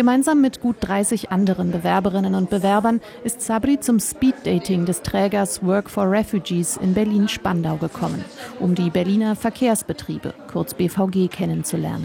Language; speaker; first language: German; native; German